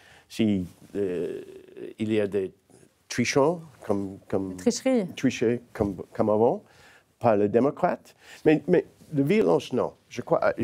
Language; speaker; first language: French; non-native, learner; English